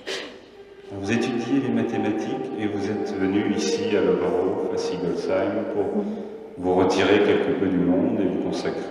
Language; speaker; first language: French; native; French